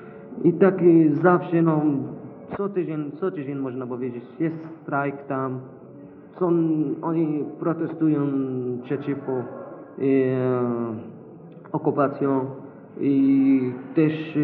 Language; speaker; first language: Polish; non-native, learner; Arabic